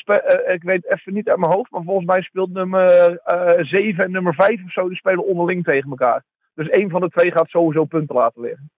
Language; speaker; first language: Dutch; native; Dutch